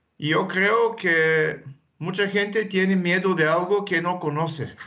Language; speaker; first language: Spanish; non-native, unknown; Bulgarian